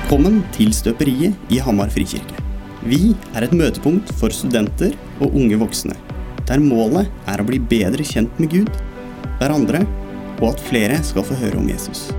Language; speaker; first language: Norwegian; native; Norwegian